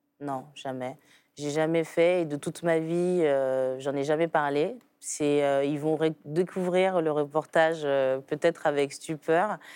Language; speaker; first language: French; early bilingual, other home language; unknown